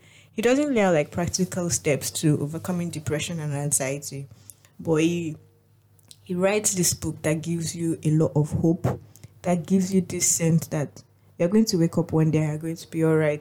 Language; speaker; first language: English; non-native, local second language; Yoruba